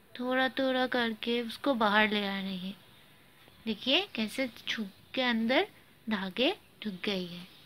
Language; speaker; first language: Hindi; native; Hindi